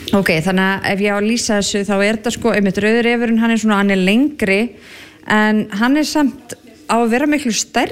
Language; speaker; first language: Icelandic; native; Icelandic